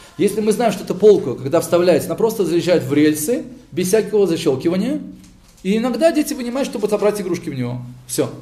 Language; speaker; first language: Russian; early bilingual, heritage; Hebrew